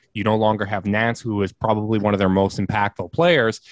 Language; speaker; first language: English; native; English